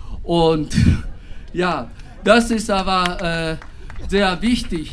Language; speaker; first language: German; non-native, fluent; Japanese